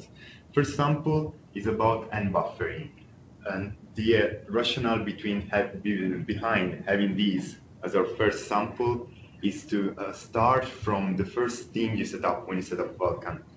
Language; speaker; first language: English; non-native, fluent; Italian